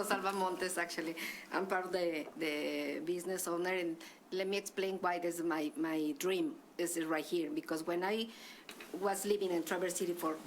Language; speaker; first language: English; non-native, learner; Spanish